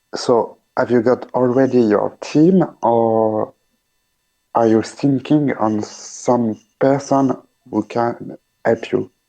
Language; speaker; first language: English; non-native, learner; French